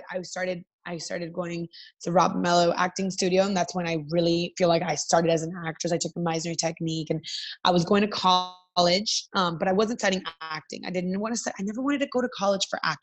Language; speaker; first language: English; early bilingual, other home language; Spanish